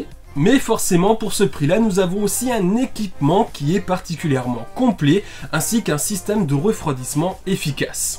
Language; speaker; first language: French; native; French